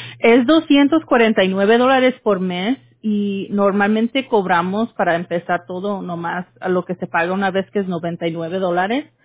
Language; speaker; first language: Spanish; early bilingual, heritage; Spanish